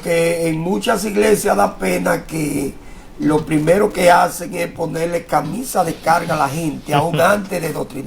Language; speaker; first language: Spanish; native; Spanish